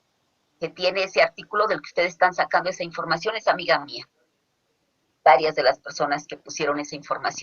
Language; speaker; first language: Spanish; native; Spanish